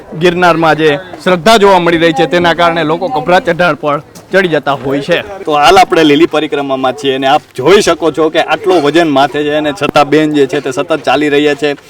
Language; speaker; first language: Gujarati; native; Gujarati